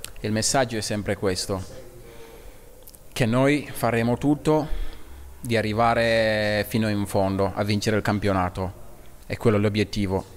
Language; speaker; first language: Italian; non-native, fluent; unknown